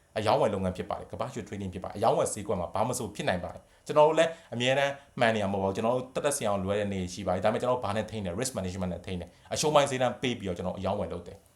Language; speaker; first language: Burmese; native; Burmese